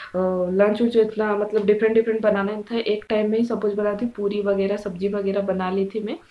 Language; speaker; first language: Hindi; non-native, local second language; Odia